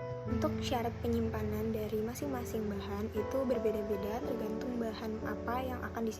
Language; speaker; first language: Malay; native; Malay